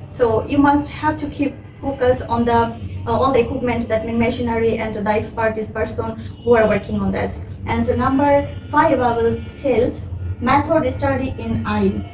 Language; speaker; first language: English; non-native, local second language; Bangla